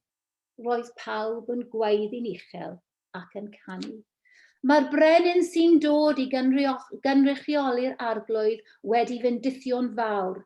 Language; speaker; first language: Welsh; non-native, local second language; English